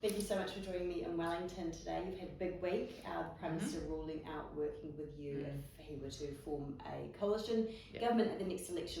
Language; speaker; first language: English; native; English